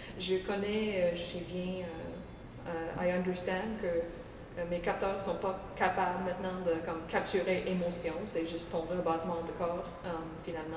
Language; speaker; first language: French; non-native, local second language; English